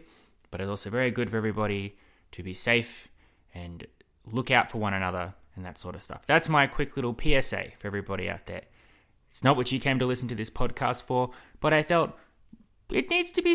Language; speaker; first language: English; native; English